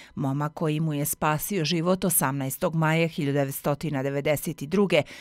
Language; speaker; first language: Serbian; native; Serbian